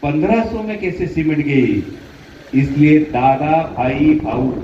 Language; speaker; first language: Hindi; non-native, local second language; Marathi